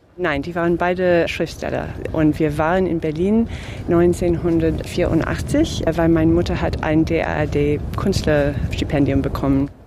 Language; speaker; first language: German; non-native, fluent; English